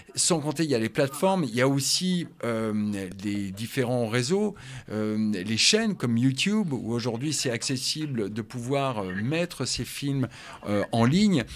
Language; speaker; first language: French; native; French